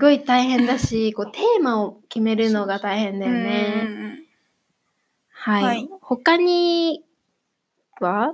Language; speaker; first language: Japanese; native; Japanese